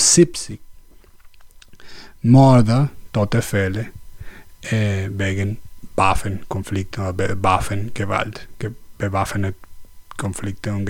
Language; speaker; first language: German; non-native, learner; Spanish